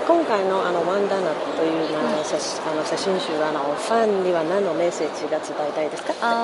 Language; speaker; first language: Japanese; non-native, fluent; Cantonese